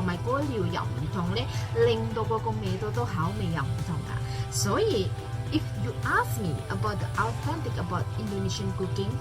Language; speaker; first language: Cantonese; non-native, fluent; Indonesian